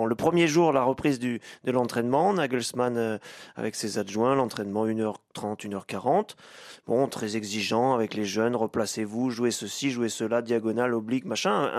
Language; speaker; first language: French; native; French